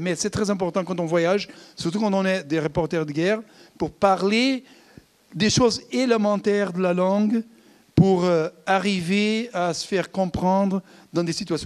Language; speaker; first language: French; non-native, fluent; Portuguese